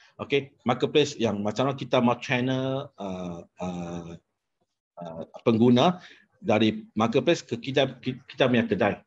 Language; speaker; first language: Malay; non-native, local second language; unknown